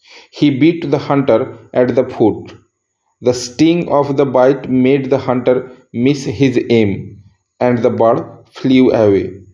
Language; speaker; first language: English; non-native, local second language; Bangla